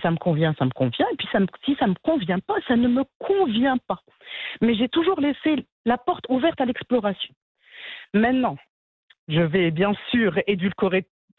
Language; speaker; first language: French; non-native, local second language; Arabic